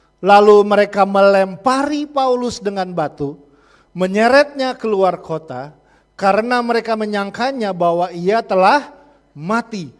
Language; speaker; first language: Indonesian; native; Indonesian